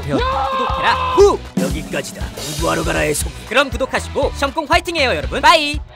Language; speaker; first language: Korean; native; Korean